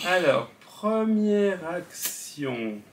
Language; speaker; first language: French; native; French